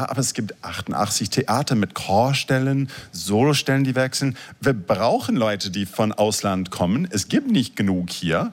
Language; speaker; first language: German; non-native, fluent; English